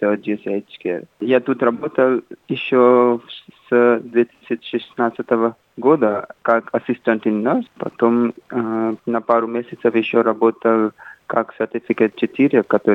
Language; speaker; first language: Russian; non-native, fluent; Hindi